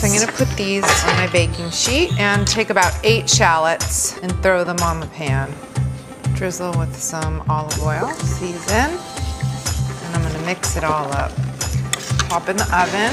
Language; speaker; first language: English; native; English